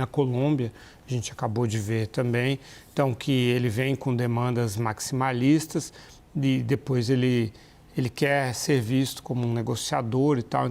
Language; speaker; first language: Portuguese; native; Portuguese